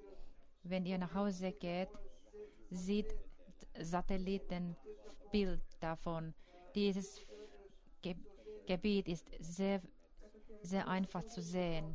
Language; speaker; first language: German; non-native, fluent; Finnish